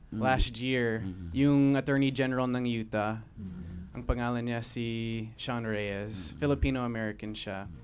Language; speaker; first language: Filipino; non-native, fluent; English